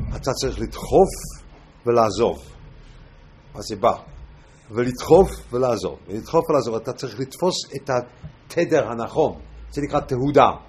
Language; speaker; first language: Hebrew; non-native, fluent; English